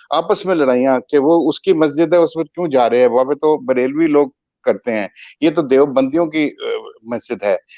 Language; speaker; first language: Urdu; native; Urdu